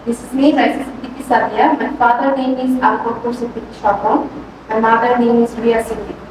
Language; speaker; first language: English; non-native, local second language; Bangla